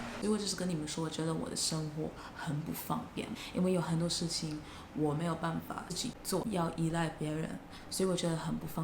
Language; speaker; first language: Chinese; non-native, fluent; English